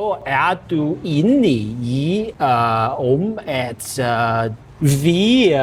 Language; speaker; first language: Danish; non-native, learner; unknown